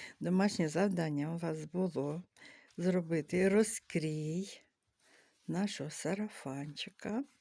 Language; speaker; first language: Ukrainian; native; Ukrainian